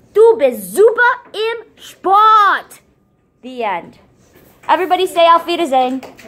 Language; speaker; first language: German; non-native, fluent; English